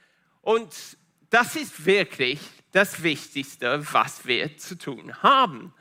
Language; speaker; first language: German; non-native, fluent; Italian